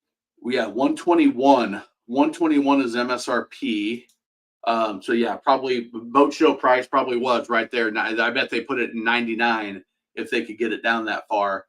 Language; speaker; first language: English; native; English